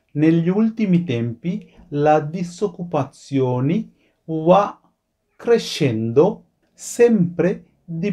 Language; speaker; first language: Italian; non-native, fluent; Sinhala